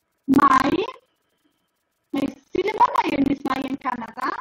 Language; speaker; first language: Welsh; non-native, learner; Spanish